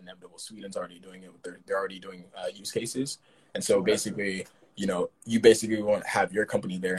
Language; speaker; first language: English; native; English